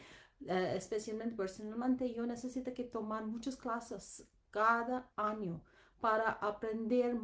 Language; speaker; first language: Spanish; non-native, learner; English